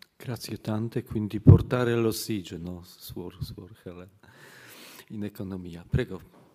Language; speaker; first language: Italian; non-native, fluent; Polish